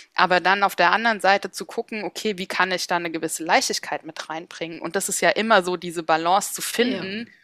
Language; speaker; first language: German; native; German